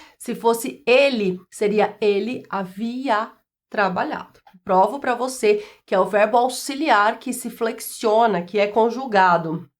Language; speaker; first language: Portuguese; native; Portuguese